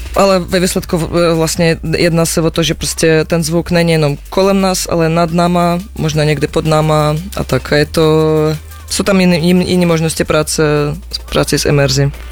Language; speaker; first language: Czech; non-native, fluent; Russian